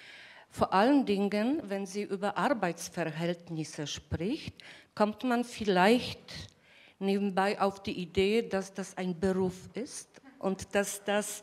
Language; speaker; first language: German; non-native, fluent; Polish